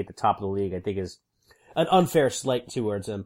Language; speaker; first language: English; native; English